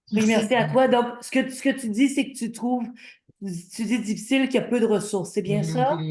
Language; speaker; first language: French; native; French